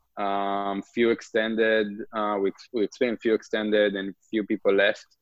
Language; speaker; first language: English; non-native, fluent; Hebrew